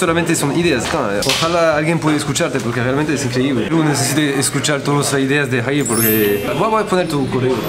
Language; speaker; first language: Spanish; non-native, learner; French